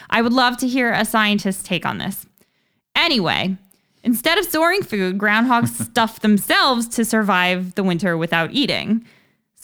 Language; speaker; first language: English; native; English